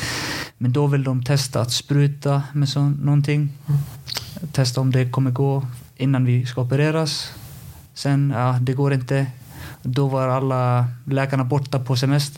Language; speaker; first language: Swedish; non-native, fluent; Icelandic